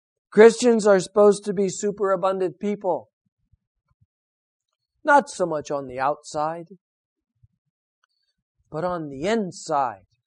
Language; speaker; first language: English; native; English